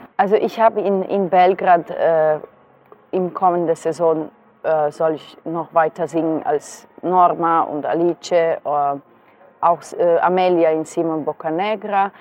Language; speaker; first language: German; non-native, fluent; Serbian